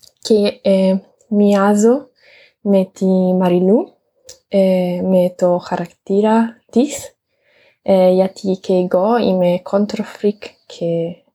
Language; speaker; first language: Greek; non-native, learner; Italian